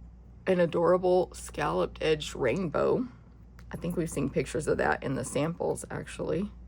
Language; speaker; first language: English; native; English